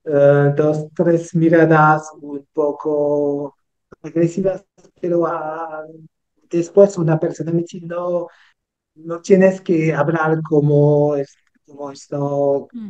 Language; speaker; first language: Spanish; non-native, learner; French